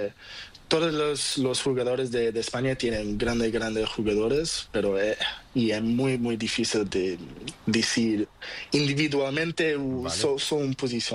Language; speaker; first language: Spanish; non-native, learner; Portuguese